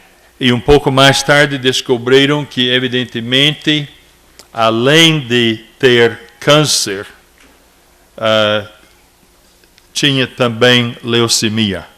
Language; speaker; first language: Portuguese; non-native, fluent; English